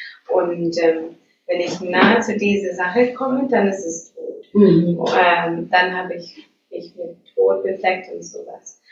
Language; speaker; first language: German; non-native, fluent; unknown